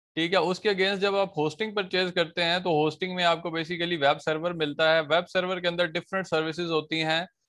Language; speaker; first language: Urdu; non-native, local second language; Punjabi